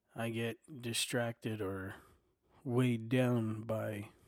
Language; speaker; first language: English; native; English